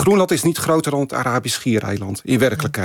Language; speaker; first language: Dutch; native; Dutch